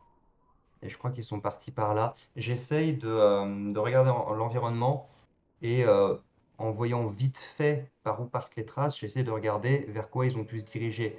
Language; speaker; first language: French; native; French